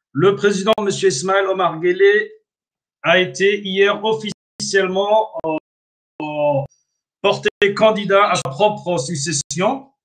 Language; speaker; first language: French; non-native, local second language; Somali